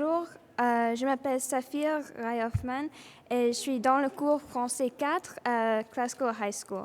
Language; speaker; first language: French; early bilingual, heritage; English